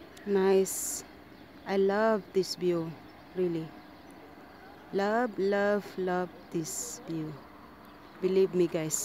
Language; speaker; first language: English; non-native, local second language; Filipino